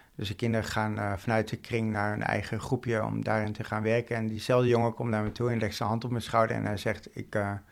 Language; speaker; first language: Dutch; native; Dutch